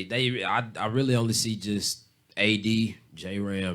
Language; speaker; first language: English; native; English